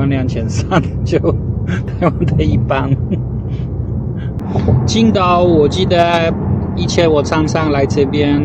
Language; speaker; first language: Chinese; non-native, fluent; Polish